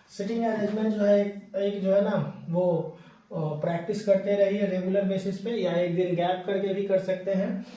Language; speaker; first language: Hindi; native; Hindi